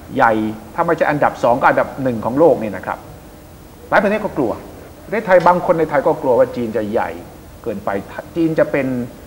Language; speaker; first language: Thai; native; Thai